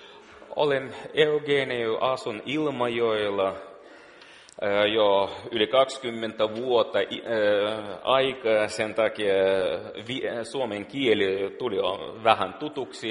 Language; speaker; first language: Finnish; non-native, fluent; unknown